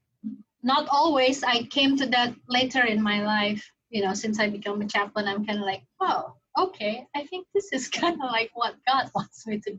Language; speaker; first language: English; non-native, fluent; Indonesian